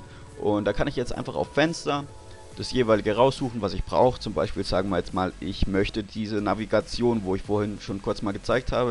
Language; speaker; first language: German; native; German